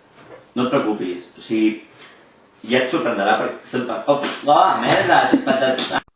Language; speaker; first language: Catalan; native; Catalan